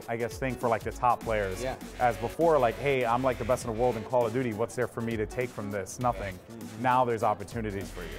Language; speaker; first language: English; native; English